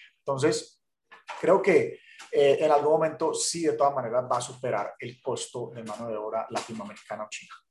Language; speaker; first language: Spanish; native; Spanish